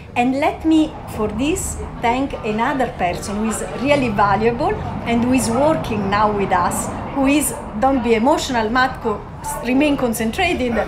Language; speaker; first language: English; non-native, fluent; Italian